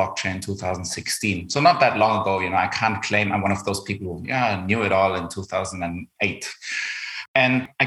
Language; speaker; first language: English; non-native, fluent; German